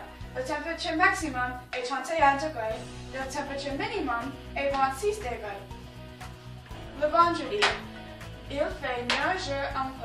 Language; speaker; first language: French; non-native, learner; English